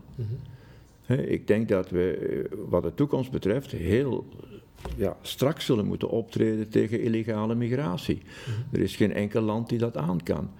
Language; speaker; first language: Dutch; native; Dutch